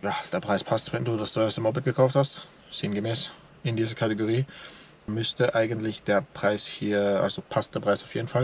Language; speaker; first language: German; native; German